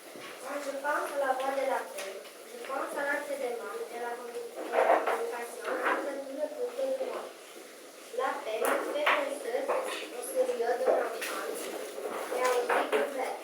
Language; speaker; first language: French; non-native, learner; Romanian